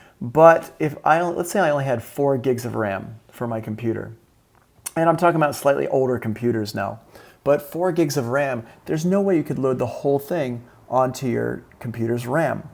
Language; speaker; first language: English; native; English